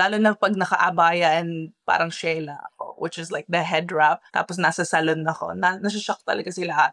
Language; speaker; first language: Filipino; early bilingual, heritage; Filipino